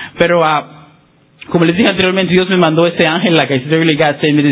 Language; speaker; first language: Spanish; early bilingual, heritage; Spanish